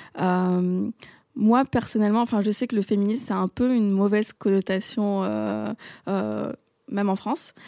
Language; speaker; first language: French; non-native, local second language; Arabic